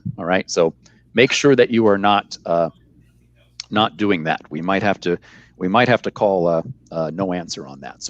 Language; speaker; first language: English; native; English